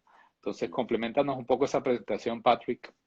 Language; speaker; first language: Spanish; native; Spanish